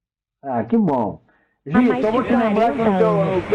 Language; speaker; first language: Portuguese; native; Portuguese